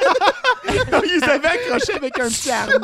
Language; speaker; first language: French; native; French